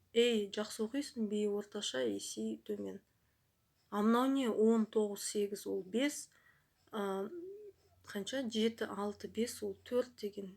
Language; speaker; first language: Kazakh; non-native, local second language; Russian